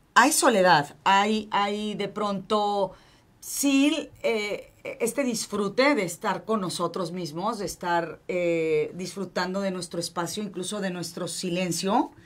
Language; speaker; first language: Spanish; native; Spanish